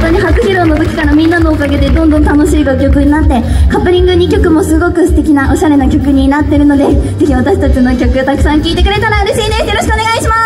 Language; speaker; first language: Japanese; native; Japanese